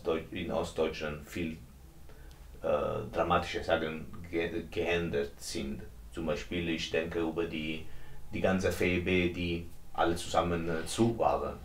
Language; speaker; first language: German; non-native, learner; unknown